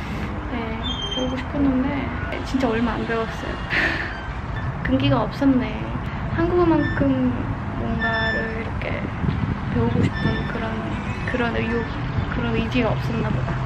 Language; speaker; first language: Korean; non-native, fluent; Estonian